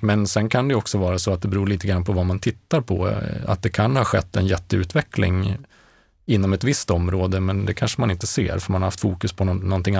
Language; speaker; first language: Swedish; native; Swedish